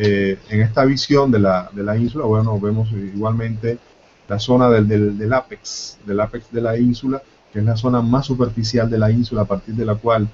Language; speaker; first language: Spanish; native; Spanish